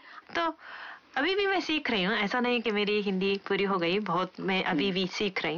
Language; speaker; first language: Hindi; non-native, fluent; Japanese